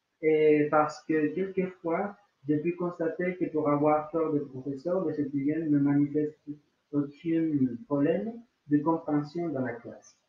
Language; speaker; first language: French; non-native, learner; Spanish